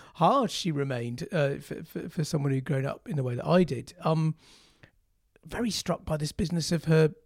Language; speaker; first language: English; native; English